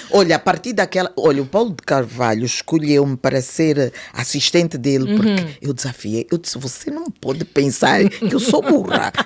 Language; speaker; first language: Portuguese; native; Portuguese